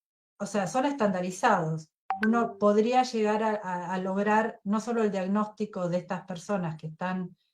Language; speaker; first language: Spanish; native; Spanish